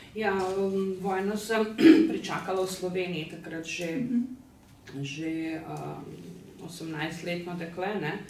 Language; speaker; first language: Slovenian; early bilingual, other home language; Bosnian